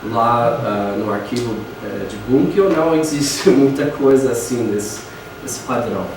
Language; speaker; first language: Portuguese; non-native, fluent; English